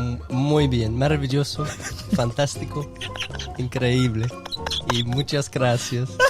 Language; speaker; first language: Spanish; non-native, learner; English